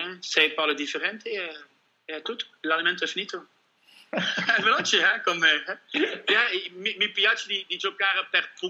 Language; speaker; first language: Italian; non-native, learner; Dutch